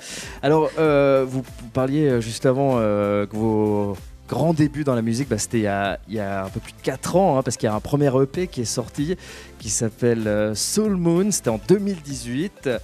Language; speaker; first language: French; native; French